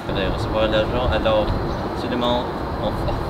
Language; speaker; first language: French; non-native, learner; English